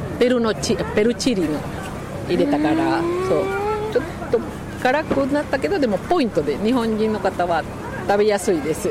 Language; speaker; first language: Japanese; non-native, learner; Spanish